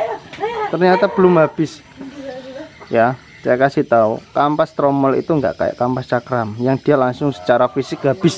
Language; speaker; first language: Indonesian; native; Indonesian